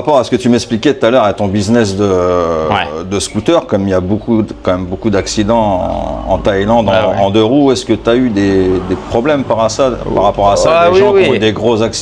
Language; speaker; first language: French; native; French